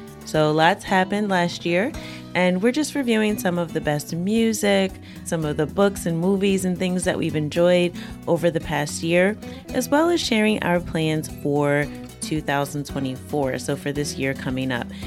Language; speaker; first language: English; native; English